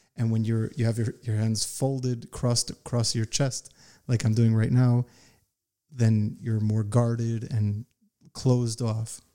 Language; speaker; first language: English; native; English